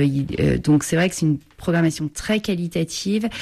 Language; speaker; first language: French; native; French